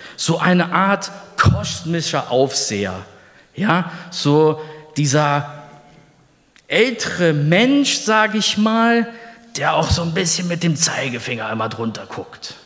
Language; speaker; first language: German; early bilingual, other home language; Polish